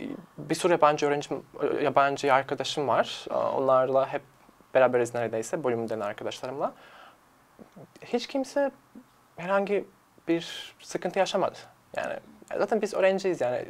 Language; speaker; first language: Turkish; non-native, fluent; Serbian